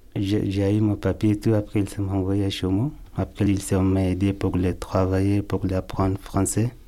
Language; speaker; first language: French; non-native, learner; Arabic